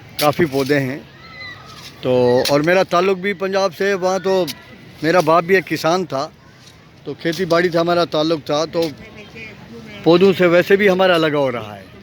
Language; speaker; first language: Urdu; non-native, local second language; Punjabi